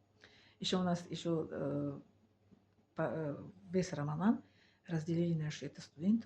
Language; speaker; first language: Russian; non-native, learner; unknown